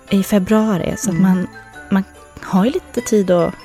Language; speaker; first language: Swedish; native; Swedish